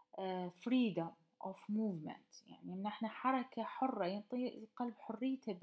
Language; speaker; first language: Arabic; native; Arabic